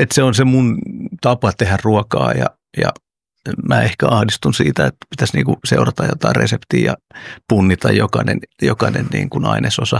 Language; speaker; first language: Finnish; early bilingual, other home language; Oromo